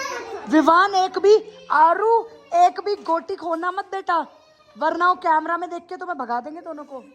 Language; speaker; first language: Hindi; native; Hindi